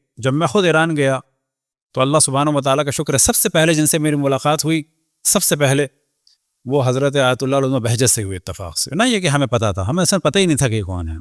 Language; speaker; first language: Urdu; native; Urdu